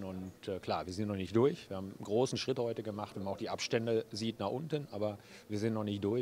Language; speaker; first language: German; native; German